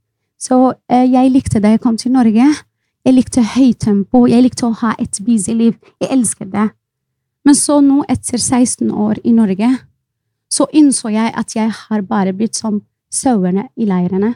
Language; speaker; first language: Norwegian; non-native, fluent; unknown